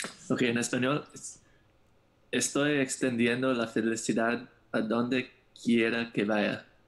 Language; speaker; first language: Spanish; non-native, learner; English